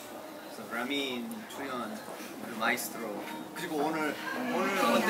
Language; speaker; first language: Korean; early bilingual, heritage; English